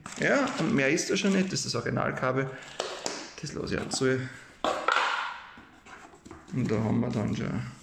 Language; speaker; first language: German; native; German